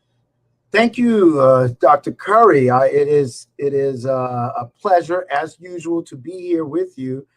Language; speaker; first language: English; native; English